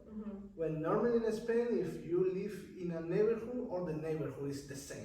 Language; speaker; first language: English; non-native, learner; Spanish